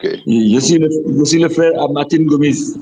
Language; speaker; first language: French; non-native, fluent; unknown